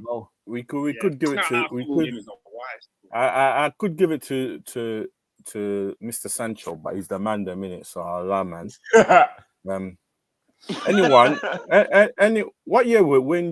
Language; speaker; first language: English; native; English